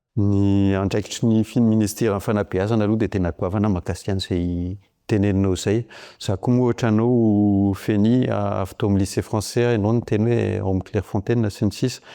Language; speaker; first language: Malagasy; non-native, local second language; French